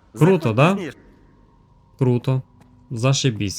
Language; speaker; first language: Ukrainian; native; Ukrainian